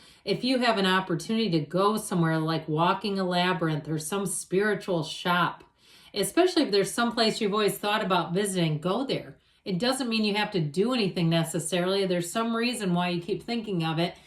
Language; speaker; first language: English; native; English